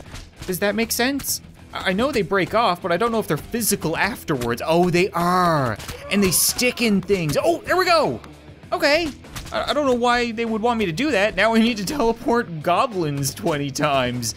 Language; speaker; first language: English; native; English